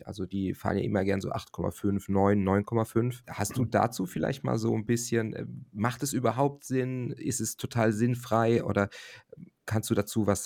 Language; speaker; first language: German; native; German